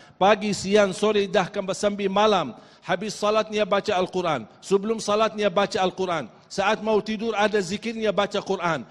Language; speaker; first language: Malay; non-native, fluent; Arabic